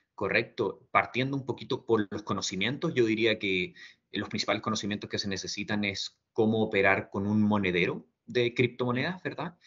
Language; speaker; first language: Spanish; native; Spanish